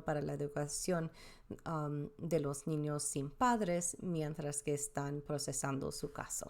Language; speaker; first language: Spanish; early bilingual, heritage; Spanish